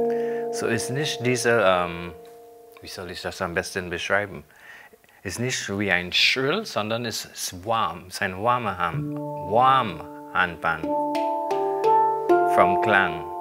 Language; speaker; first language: German; non-native, fluent; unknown